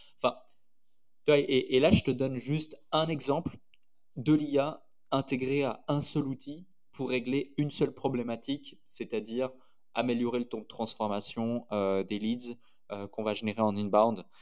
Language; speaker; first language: French; native; French